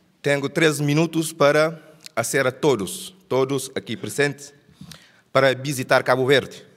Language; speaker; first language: Portuguese; non-native, local second language; Kabuverdianu